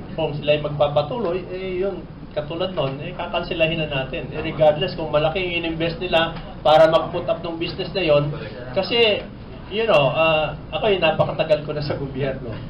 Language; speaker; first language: Filipino; native; Filipino